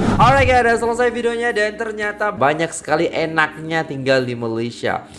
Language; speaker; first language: Indonesian; native; Indonesian